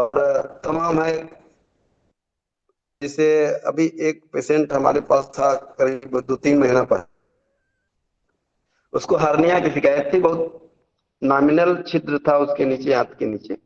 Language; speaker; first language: Hindi; native; Hindi